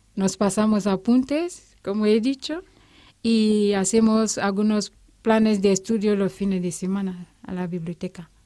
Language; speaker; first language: Spanish; non-native, fluent; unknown